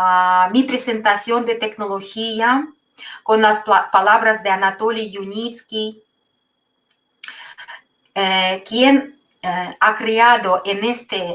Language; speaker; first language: Spanish; non-native, fluent; Russian